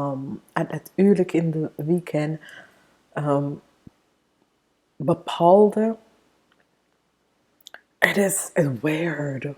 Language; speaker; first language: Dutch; non-native, fluent; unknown